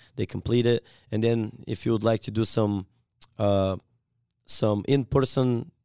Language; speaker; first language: English; non-native, fluent; Bulgarian